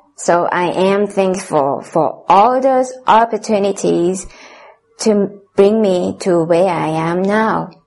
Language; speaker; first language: English; non-native, fluent; Japanese